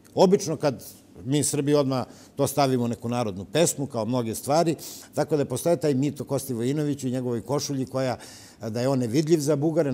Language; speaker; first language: Serbian; native; Serbian